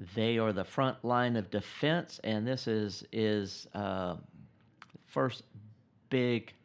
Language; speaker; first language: English; native; English